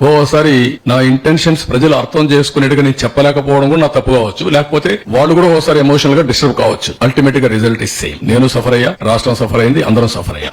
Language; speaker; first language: Telugu; native; Telugu